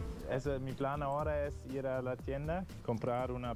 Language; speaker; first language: Spanish; non-native, fluent; German